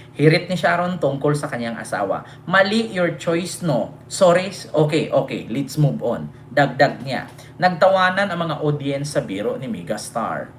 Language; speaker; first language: Filipino; non-native, local second language; Cebuano